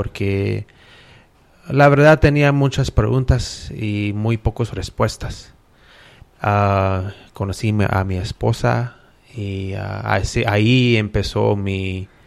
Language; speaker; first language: Spanish; non-native, fluent; English